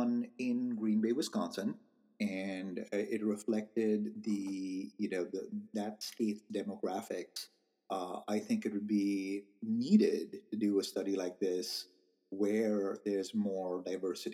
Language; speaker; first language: English; non-native, local second language; Hindi